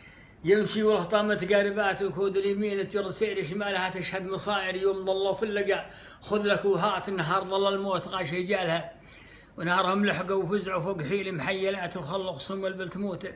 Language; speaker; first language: Arabic; native; Arabic